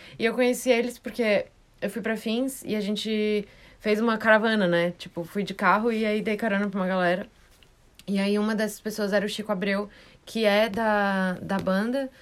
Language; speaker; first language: Portuguese; native; Portuguese